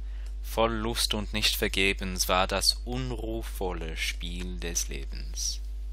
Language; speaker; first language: German; non-native, fluent; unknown